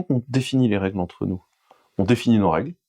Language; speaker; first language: French; native; French